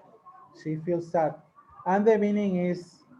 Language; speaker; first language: English; non-native, learner; Spanish